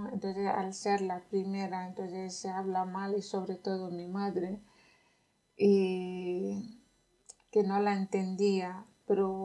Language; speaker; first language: Spanish; non-native, fluent; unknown